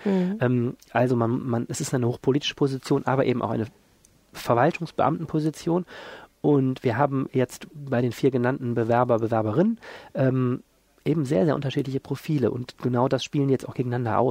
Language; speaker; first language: German; native; German